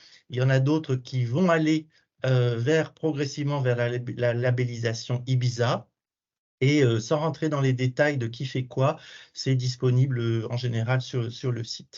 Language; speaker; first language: French; native; French